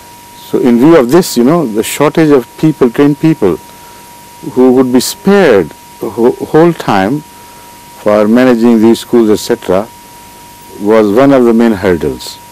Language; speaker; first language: English; non-native, local second language; Urdu